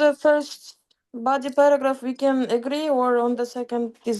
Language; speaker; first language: English; non-native, fluent; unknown